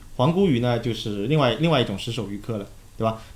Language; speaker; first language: Chinese; native; Chinese